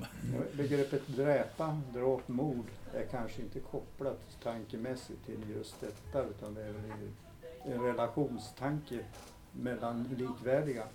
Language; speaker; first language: Swedish; native; Swedish